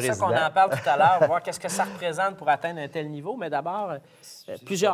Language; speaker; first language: French; native; French